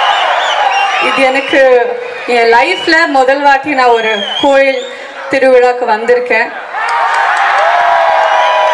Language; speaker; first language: Tamil; non-native, fluent; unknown